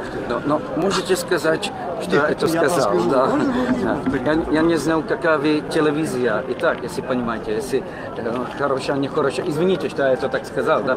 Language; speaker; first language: Russian; non-native, learner; Czech